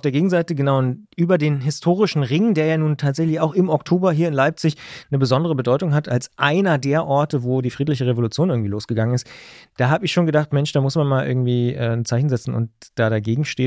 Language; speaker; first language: German; native; German